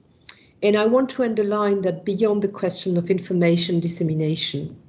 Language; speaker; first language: English; non-native, fluent; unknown